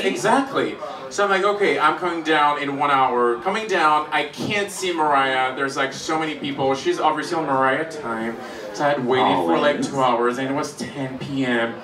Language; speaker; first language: English; non-native, fluent; French